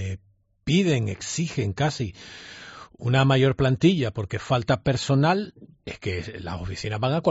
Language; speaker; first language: Spanish; native; Spanish